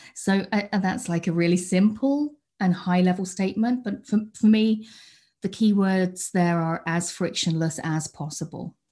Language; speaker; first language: English; native; English